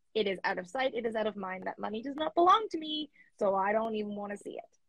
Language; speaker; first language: English; native; English